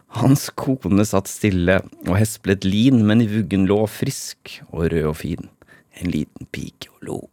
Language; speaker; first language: Norwegian; native; Norwegian